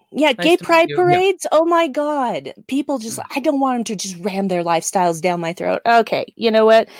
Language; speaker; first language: English; native; English